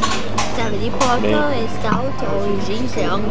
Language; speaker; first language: French; non-native, learner; Chinese